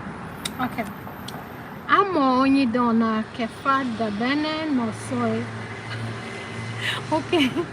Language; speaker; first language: Italian; non-native, learner; Igbo